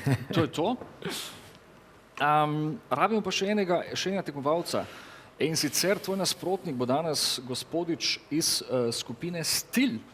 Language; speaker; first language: Slovenian; native; Slovenian